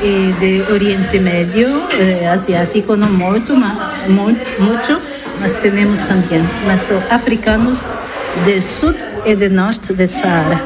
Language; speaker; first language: Spanish; non-native, learner; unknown